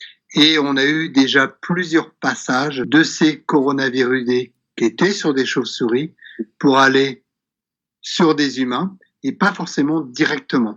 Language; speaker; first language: French; native; French